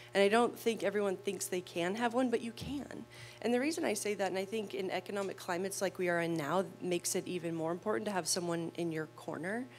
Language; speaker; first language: English; native; English